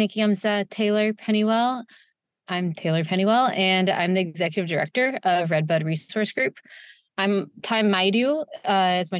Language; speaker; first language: English; native; English